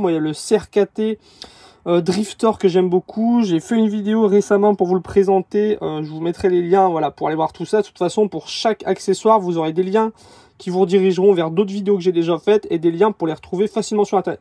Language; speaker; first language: French; native; French